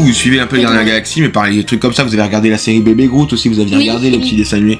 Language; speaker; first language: French; native; French